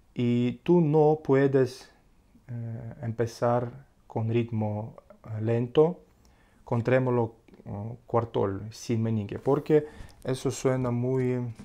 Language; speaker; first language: Spanish; non-native, learner; Russian